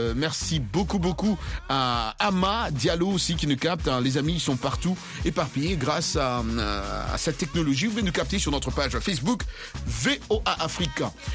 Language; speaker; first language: French; non-native, local second language; Lingala